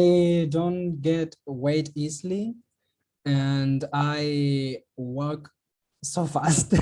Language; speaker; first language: English; non-native, learner; Spanish